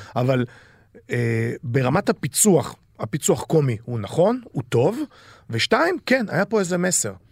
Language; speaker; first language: Hebrew; early bilingual, other home language; Arabic